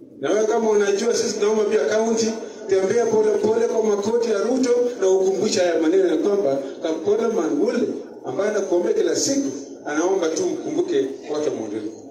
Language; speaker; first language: Swahili; non-native, local second language; Kalenjin